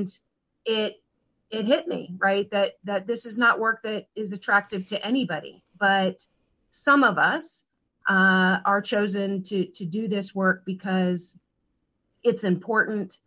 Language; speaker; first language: English; native; English